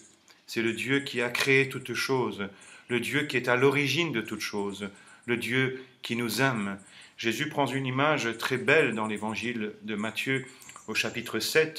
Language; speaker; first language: French; native; French